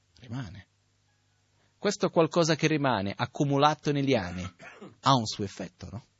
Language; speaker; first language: Italian; non-native, fluent; Portuguese